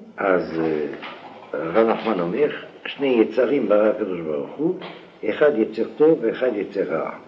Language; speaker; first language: Hebrew; non-native, fluent; French